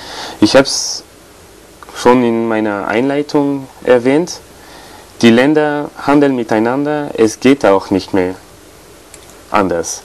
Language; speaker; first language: German; non-native, fluent; French